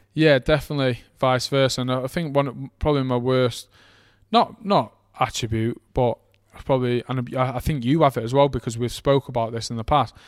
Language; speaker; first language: English; native; English